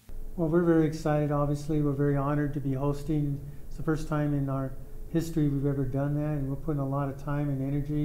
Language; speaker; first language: English; native; English